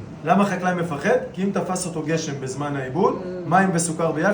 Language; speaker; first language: Hebrew; native; Hebrew